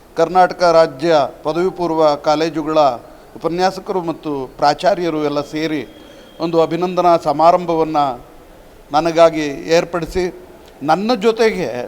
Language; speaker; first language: Kannada; native; Kannada